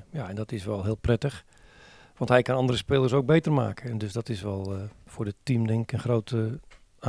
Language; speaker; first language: Dutch; native; Dutch